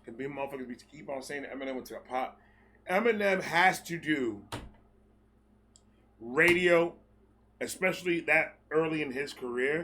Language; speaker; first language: English; native; English